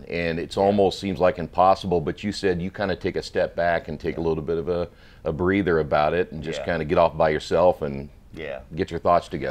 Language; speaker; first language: English; native; English